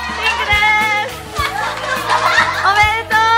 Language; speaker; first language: Japanese; early bilingual, heritage; Japanese